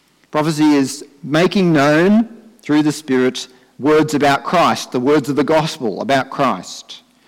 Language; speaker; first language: English; native; English